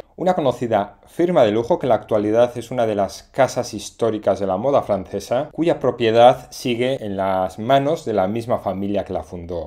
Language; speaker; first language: Spanish; native; Spanish